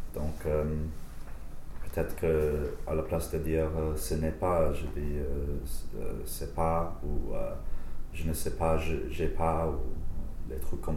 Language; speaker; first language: French; non-native, fluent; English